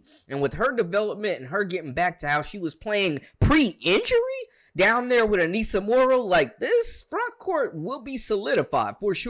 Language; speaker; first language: English; native; English